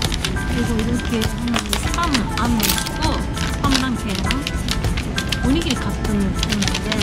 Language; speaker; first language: Korean; non-native, learner; Japanese